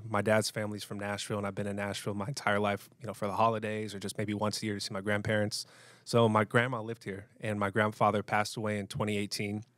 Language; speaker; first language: English; native; English